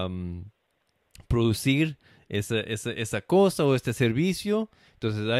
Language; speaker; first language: Spanish; non-native, learner; English